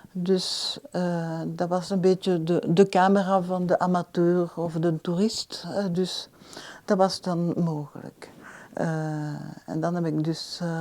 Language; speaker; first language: Dutch; non-native, local second language; French